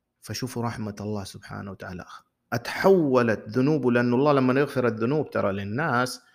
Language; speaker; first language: Arabic; native; Arabic